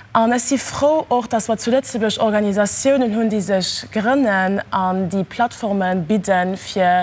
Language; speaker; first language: Luxembourgish; early bilingual, other home language; Kabuverdianu